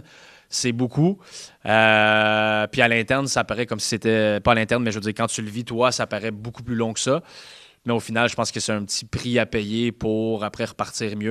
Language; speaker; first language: French; native; French